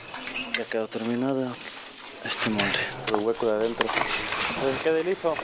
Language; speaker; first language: Spanish; native; Spanish